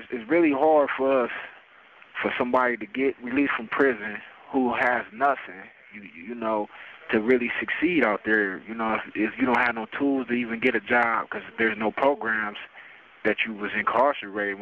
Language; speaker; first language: English; native; English